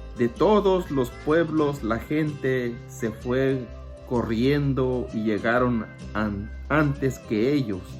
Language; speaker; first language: Spanish; native; Spanish